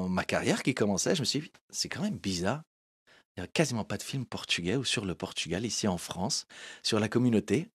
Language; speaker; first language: French; early bilingual, other home language; Portuguese